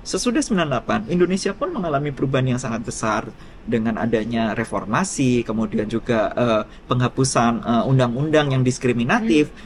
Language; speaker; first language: Indonesian; native; Indonesian